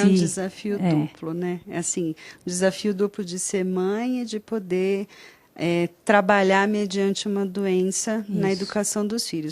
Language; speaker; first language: Portuguese; native; Portuguese